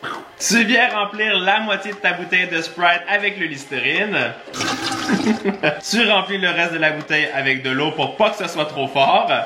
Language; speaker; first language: French; native; French